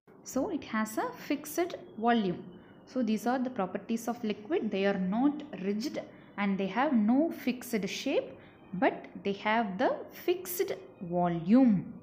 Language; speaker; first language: English; non-native, local second language; Tamil